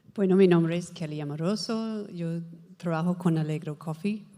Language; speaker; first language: Spanish; non-native, fluent; English